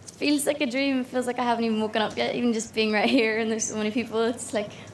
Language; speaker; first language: English; native; English